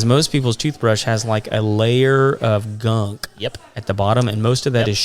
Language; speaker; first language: English; native; English